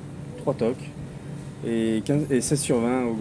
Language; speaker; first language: French; native; French